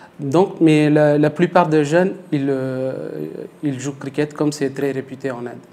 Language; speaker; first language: French; non-native, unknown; Tamil